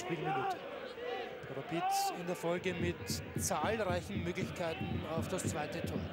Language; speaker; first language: German; native; German